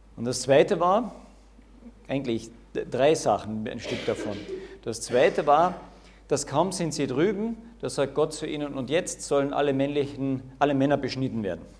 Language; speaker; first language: German; native; German